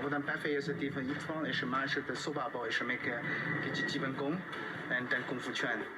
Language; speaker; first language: Hungarian; non-native, learner; Chinese